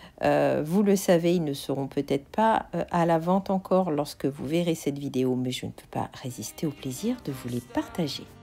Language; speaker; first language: French; native; French